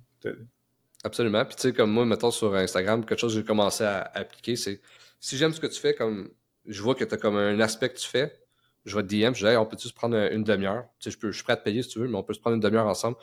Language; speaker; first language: French; native; French